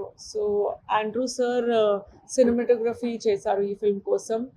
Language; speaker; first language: Telugu; non-native, local second language; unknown